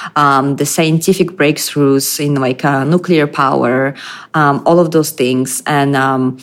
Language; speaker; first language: English; non-native, fluent; Russian